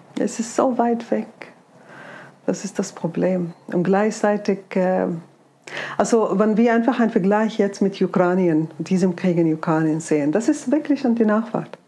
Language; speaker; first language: German; non-native, fluent; Arabic